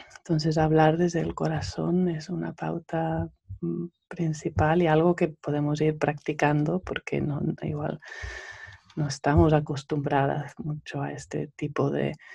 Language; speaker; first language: Spanish; native; Spanish